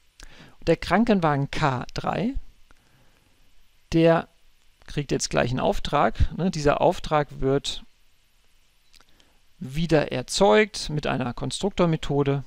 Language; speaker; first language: German; native; German